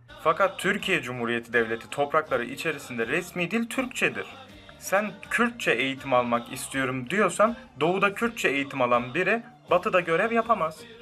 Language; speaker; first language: Turkish; native; Turkish